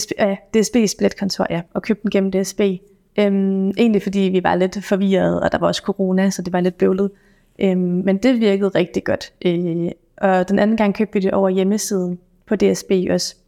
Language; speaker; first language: Danish; native; Danish